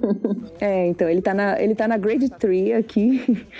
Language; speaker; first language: Portuguese; native; Portuguese